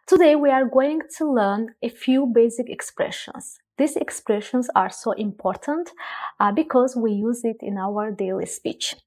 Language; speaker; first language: English; non-native, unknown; Azerbaijani